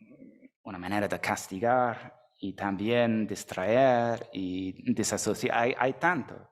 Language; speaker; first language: Spanish; non-native, fluent; English